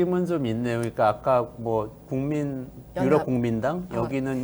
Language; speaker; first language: Korean; native; Korean